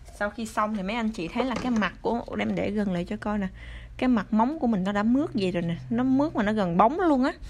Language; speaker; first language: Vietnamese; early bilingual, other home language; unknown